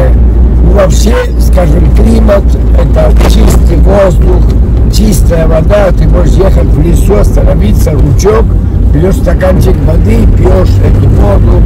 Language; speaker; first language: Russian; early bilingual, heritage; Russian